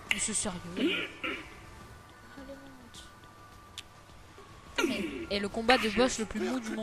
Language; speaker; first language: French; native; French